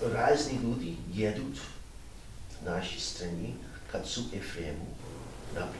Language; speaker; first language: Russian; non-native, learner; English